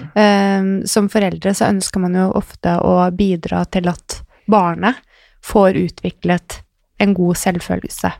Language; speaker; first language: Norwegian; native; Norwegian